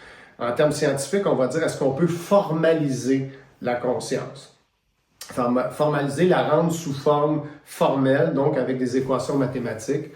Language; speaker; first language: French; native; French